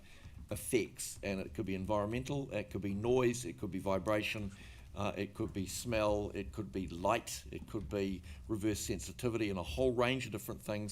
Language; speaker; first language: English; native; English